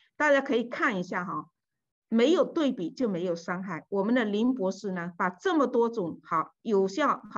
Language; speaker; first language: Chinese; native; Chinese